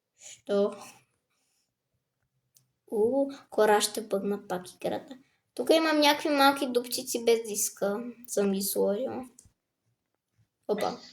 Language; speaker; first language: Bulgarian; native; Bulgarian